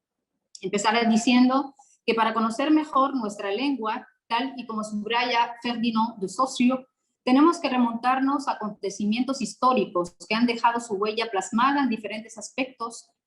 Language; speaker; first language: Spanish; non-native, fluent; Arabic